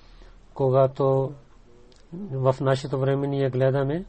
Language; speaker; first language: Bulgarian; non-native, learner; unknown